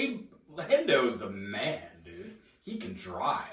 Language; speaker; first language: English; native; English